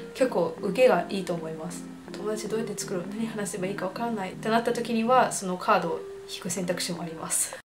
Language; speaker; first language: Japanese; early bilingual, heritage; Japanese